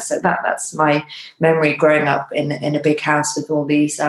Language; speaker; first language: English; native; English